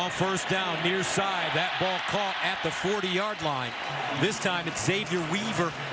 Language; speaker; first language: English; native; English